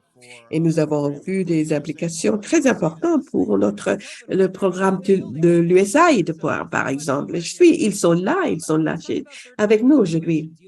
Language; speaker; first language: French; non-native, fluent; English